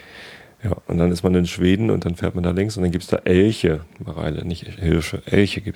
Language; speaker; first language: German; native; German